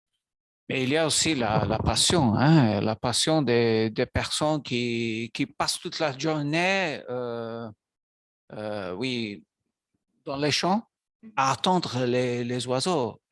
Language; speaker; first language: French; non-native, learner; Maltese